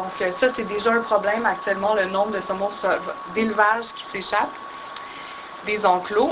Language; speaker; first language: French; native; French